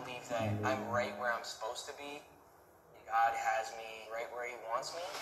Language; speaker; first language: English; native; English